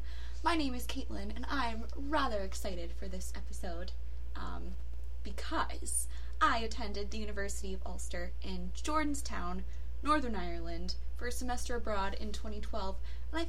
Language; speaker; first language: English; native; English